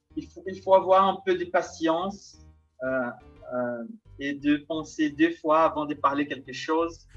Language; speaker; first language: French; non-native, fluent; Portuguese